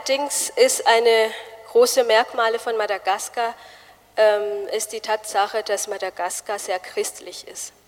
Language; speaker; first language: German; non-native, fluent; Malagasy